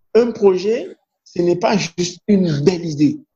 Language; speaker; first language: French; non-native, local second language; Fon